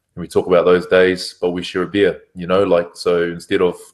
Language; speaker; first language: English; native; English